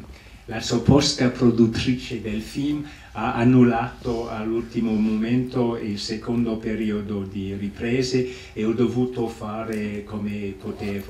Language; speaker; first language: Italian; non-native, fluent; English